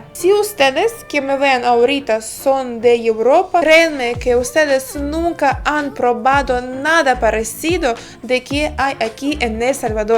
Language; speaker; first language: Spanish; non-native, fluent; Ukrainian